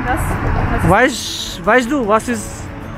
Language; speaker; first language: German; non-native, learner; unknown